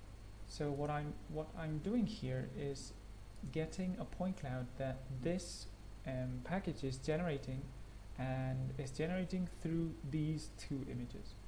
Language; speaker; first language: English; non-native, fluent; Spanish